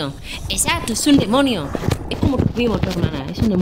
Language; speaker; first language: Spanish; native; Spanish